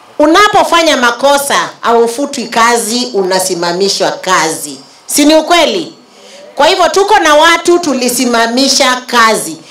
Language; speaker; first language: Swahili; native; Swahili